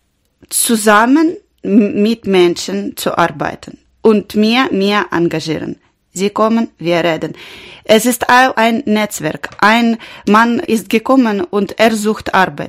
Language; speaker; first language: German; non-native, learner; Ukrainian